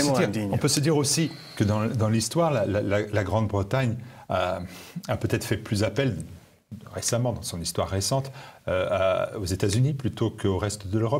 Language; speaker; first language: French; native; French